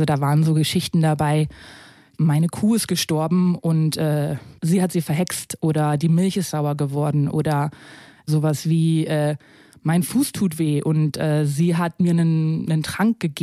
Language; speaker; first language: German; native; German